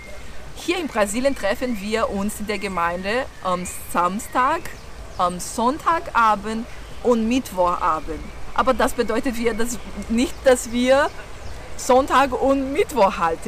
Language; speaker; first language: German; non-native, learner; Portuguese